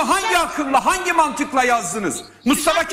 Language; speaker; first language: Turkish; native; Turkish